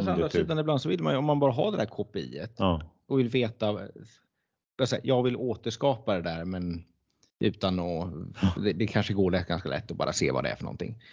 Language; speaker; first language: Swedish; native; Swedish